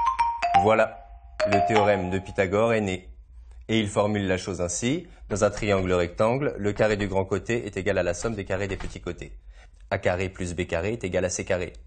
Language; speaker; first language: French; native; French